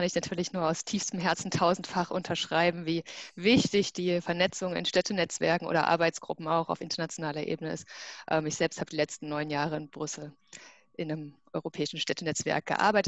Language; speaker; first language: German; native; German